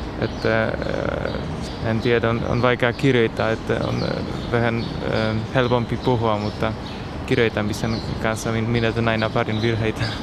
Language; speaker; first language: Finnish; non-native, learner; Polish